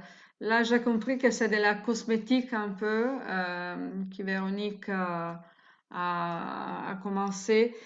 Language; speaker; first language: French; non-native, fluent; Italian